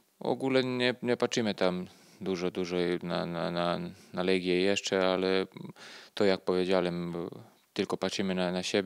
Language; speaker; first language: Polish; non-native, learner; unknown